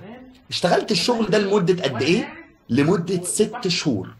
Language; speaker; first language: Arabic; native; Arabic